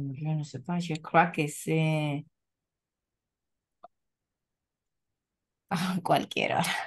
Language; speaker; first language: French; non-native, learner; Spanish